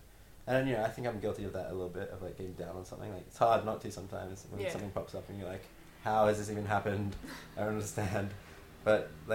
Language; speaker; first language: English; native; English